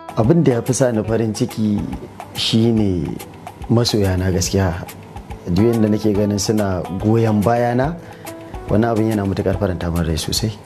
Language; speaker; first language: Hausa; native; Hausa